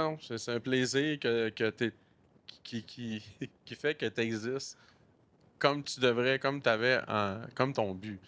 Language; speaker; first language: French; native; French